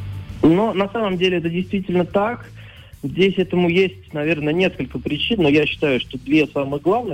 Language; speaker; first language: Russian; native; Russian